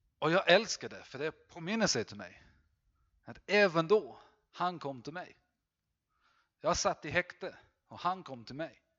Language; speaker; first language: Swedish; non-native, fluent; English